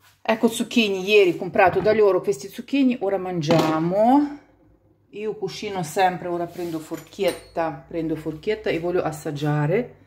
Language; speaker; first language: Italian; non-native, local second language; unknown